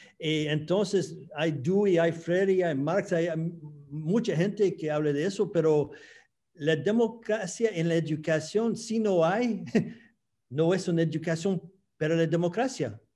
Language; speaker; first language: Spanish; non-native, fluent; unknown